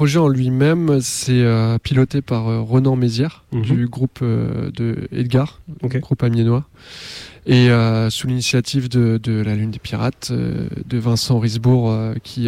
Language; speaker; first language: French; native; French